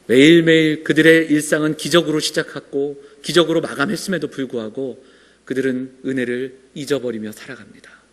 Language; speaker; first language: Korean; native; Korean